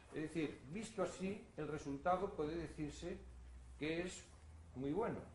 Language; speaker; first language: Spanish; non-native, local second language; Galician